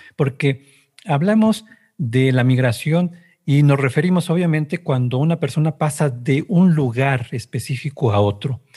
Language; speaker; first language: Spanish; native; Spanish